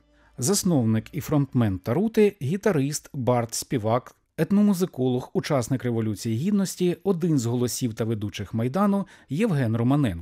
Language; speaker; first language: Ukrainian; native; Ukrainian